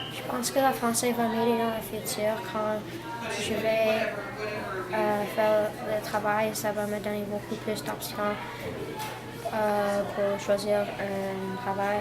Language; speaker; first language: French; non-native, learner; English